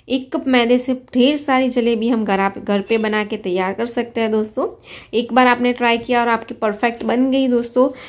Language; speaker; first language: Hindi; non-native, local second language; Gujarati